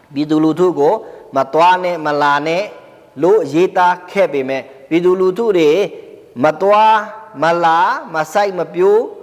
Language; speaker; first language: Burmese; non-native, local second language; Pa'o Karen